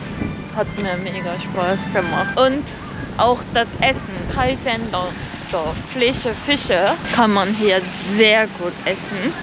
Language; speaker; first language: German; non-native, learner; Japanese